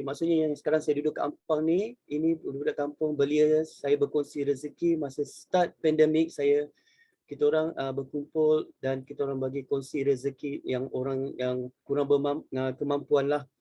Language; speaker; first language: Malay; native; Malay